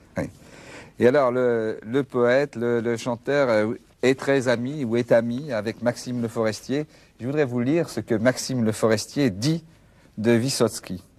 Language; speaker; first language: French; native; French